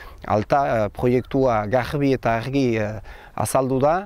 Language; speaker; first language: Basque; native; Basque